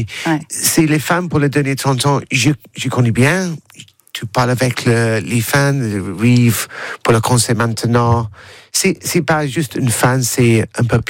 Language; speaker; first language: French; non-native, learner; English